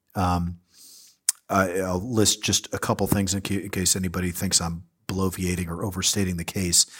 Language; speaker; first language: English; native; English